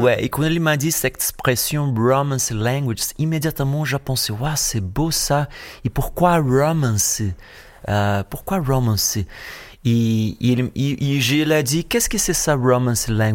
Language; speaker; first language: French; non-native, fluent; Portuguese